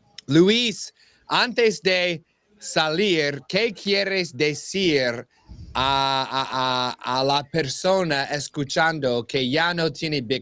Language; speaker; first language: Spanish; non-native, learner; English